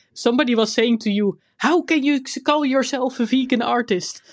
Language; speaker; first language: English; non-native, fluent; Dutch